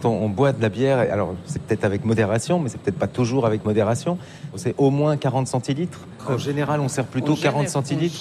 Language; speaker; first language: French; native; French